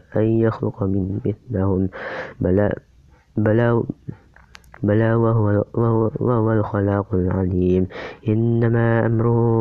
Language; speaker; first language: Arabic; non-native, learner; Indonesian